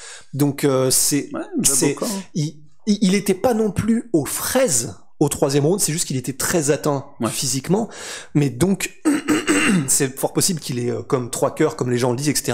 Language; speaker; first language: French; native; French